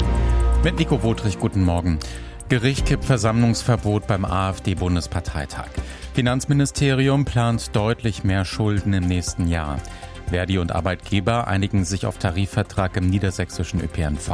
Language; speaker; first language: German; native; German